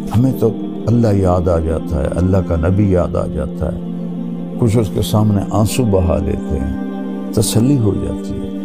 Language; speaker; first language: Urdu; non-native, local second language; Punjabi